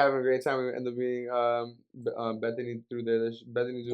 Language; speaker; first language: English; native; English